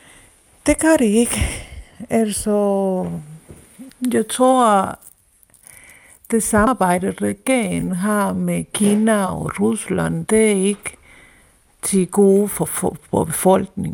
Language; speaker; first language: Danish; non-native, fluent; Spanish